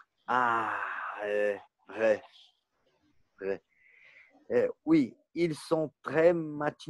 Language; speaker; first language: French; non-native, learner; Portuguese